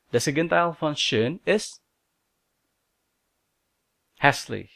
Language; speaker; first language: German; non-native, learner; Indonesian